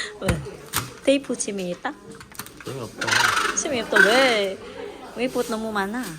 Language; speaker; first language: Korean; non-native, learner; Filipino